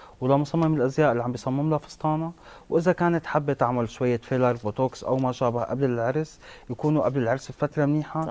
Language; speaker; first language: Arabic; native; Arabic